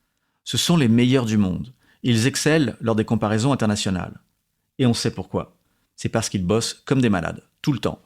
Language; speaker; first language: French; native; French